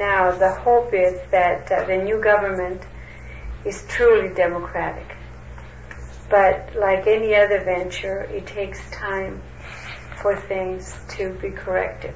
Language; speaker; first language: English; non-native, fluent; Greek